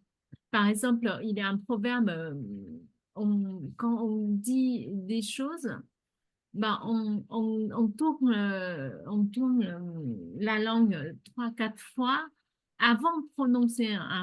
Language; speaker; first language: French; non-native, fluent; Vietnamese